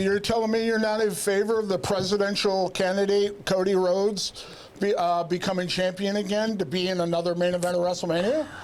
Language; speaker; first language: English; native; English